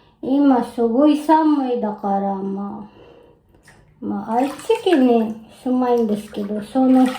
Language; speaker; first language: Japanese; non-native, learner; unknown